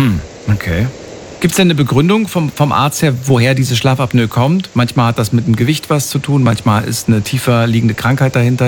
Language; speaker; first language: German; native; German